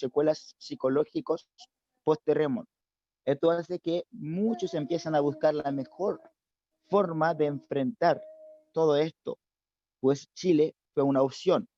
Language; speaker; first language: Spanish; non-native, fluent; Haitian Creole